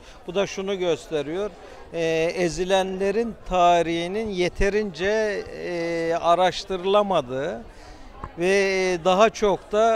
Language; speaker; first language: Turkish; native; Turkish